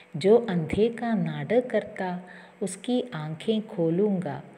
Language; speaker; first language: Hindi; non-native, local second language; Malayalam